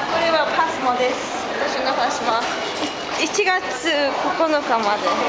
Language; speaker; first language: Japanese; non-native, learner; Mongolian